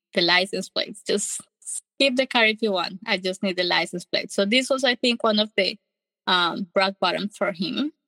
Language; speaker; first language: English; non-native, fluent; Spanish